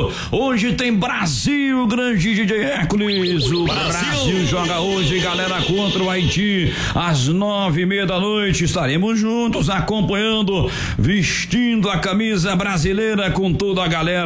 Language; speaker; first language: Portuguese; native; Portuguese